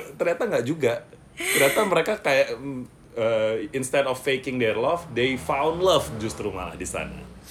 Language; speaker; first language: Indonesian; native; Indonesian